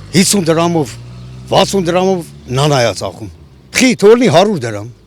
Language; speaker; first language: Armenian; native; Armenian